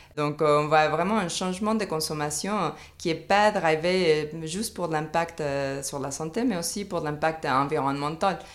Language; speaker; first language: French; non-native, fluent; Spanish